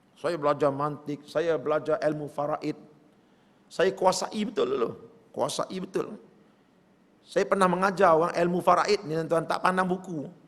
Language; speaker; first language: Malay; native; Malay